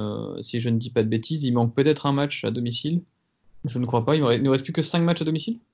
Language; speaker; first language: French; native; French